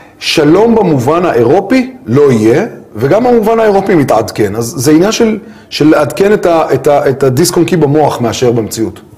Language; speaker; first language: Hebrew; native; Hebrew